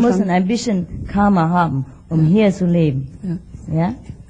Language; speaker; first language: German; non-native, fluent; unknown